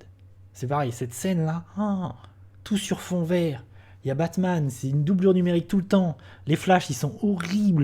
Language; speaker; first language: French; native; French